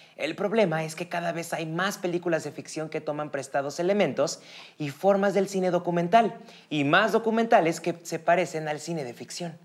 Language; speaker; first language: Spanish; native; Spanish